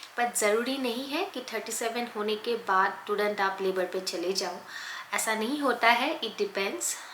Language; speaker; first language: Hindi; non-native, local second language; Assamese